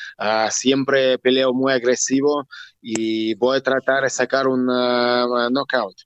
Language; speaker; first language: Spanish; non-native, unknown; Russian